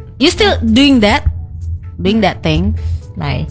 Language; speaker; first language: English; non-native, learner; Indonesian